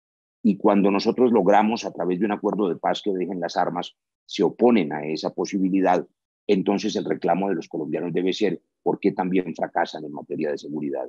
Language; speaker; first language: Spanish; native; Spanish